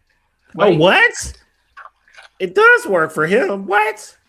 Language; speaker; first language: English; native; English